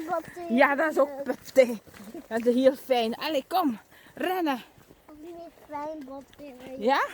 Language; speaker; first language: Dutch; non-native, learner; Filipino